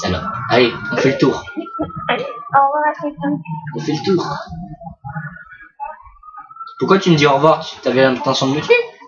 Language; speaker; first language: French; native; French